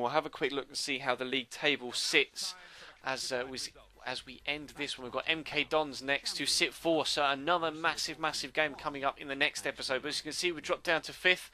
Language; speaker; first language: English; native; English